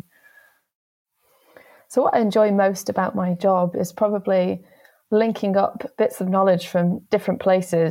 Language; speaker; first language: English; native; English